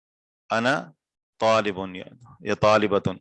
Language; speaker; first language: Arabic; non-native, fluent; Urdu